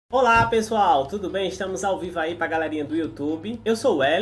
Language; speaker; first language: Portuguese; native; Portuguese